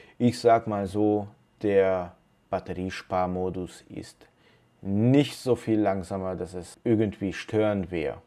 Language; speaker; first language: German; non-native, fluent; Hungarian